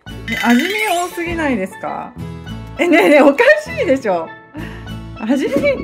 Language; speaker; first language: Japanese; native; Japanese